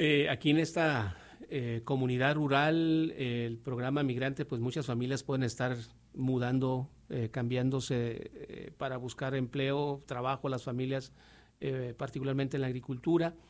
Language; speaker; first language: Spanish; native; Spanish